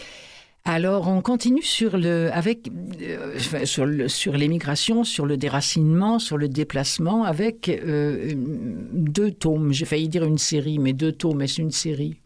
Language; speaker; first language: French; native; French